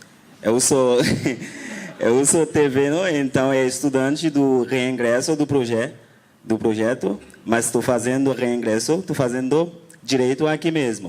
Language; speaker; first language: Portuguese; non-native, learner; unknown